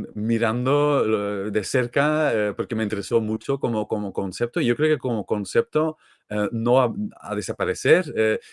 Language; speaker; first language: Spanish; non-native, fluent; Dutch